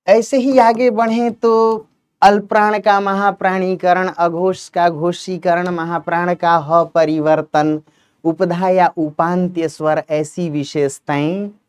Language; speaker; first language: Hindi; native; Hindi